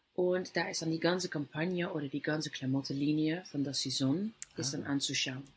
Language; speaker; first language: German; non-native, fluent; Dutch